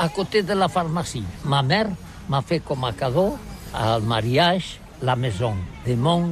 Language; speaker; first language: French; non-native, learner; Catalan